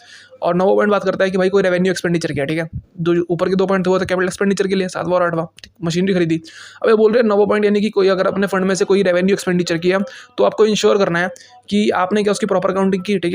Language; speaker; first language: Hindi; native; Hindi